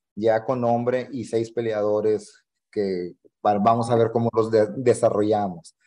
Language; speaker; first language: Spanish; native; Spanish